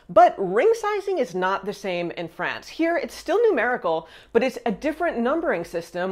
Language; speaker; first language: English; native; English